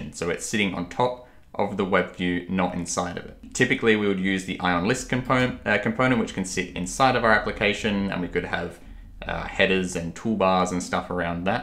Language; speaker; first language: English; native; English